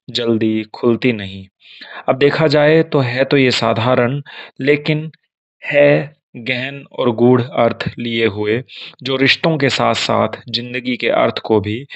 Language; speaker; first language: Hindi; native; Hindi